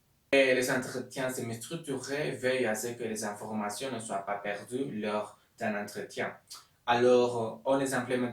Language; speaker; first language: French; non-native, learner; Spanish